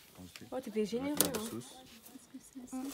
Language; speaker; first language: French; native; French